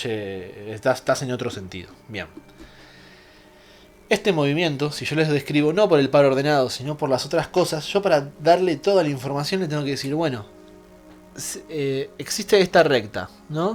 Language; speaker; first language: Spanish; native; Spanish